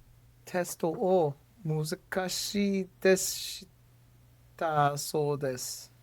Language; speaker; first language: Japanese; non-native, learner; English